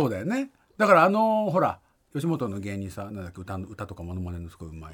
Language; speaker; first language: Japanese; native; Japanese